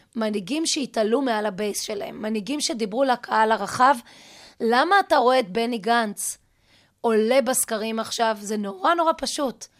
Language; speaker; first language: Hebrew; native; Hebrew